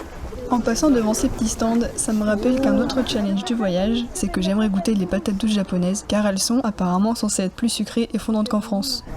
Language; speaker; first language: French; native; French